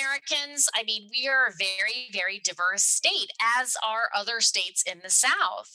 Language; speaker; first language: English; native; English